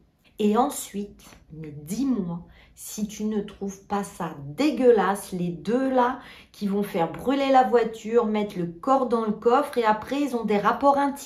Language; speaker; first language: French; native; French